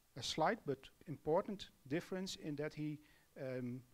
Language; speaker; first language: English; non-native, fluent; Dutch